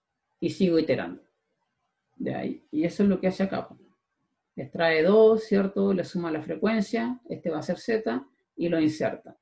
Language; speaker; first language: Spanish; native; Spanish